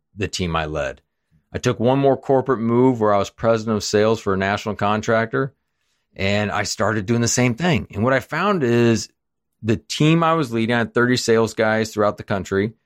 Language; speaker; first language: English; native; English